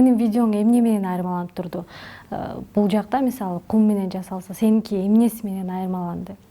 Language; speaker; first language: Kyrgyz; native; Kyrgyz